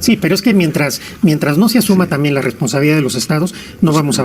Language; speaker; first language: Spanish; native; Spanish